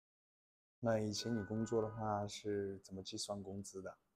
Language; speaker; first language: Chinese; native; Chinese